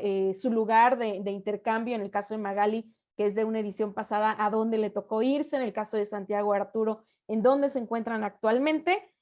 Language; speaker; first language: Spanish; native; Spanish